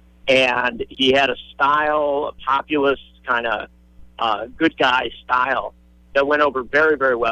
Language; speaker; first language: English; native; English